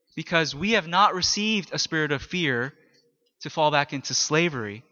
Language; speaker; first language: English; native; English